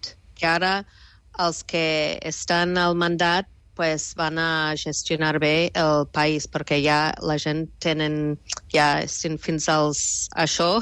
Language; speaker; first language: Catalan; non-native, fluent; English